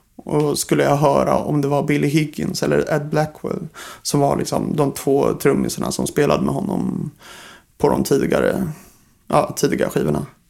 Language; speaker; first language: Swedish; native; Swedish